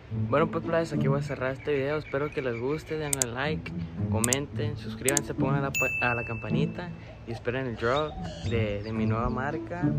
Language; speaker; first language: Spanish; early bilingual, heritage; Spanish